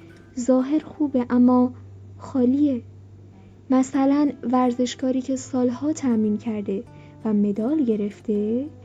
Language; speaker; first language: Persian; native; Persian